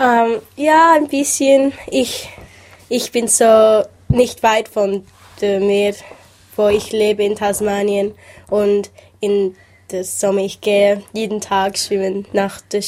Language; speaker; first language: German; non-native, learner; English